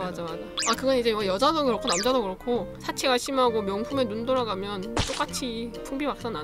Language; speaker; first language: Korean; native; Korean